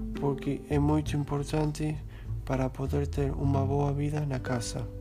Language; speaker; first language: Portuguese; non-native, learner; Spanish